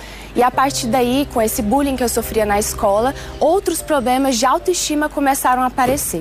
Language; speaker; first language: Portuguese; early bilingual, other home language; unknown